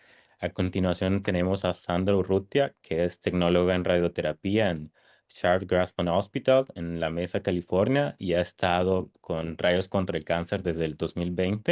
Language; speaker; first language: Spanish; native; Spanish